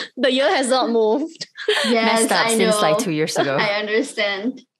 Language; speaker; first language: English; non-native, local second language; Cantonese